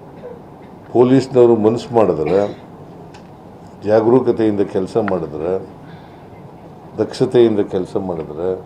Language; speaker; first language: Kannada; native; Kannada